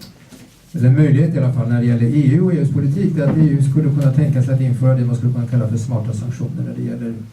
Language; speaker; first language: Swedish; native; Swedish